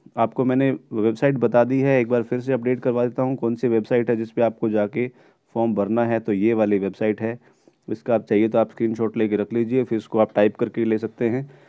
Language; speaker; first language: Hindi; native; Hindi